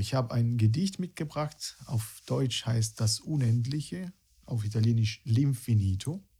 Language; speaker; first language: German; non-native, fluent; Italian